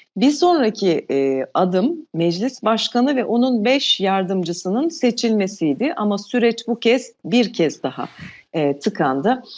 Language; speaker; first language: Turkish; non-native, local second language; Albanian